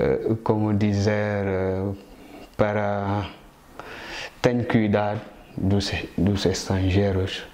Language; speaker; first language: Portuguese; non-native, fluent; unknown